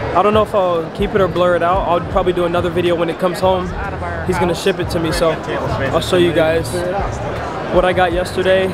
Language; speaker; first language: English; native; English